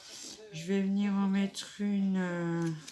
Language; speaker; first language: French; native; French